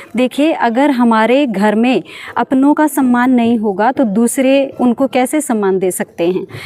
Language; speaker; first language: Hindi; native; Hindi